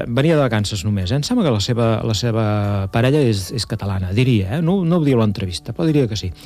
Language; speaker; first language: Catalan; native; Catalan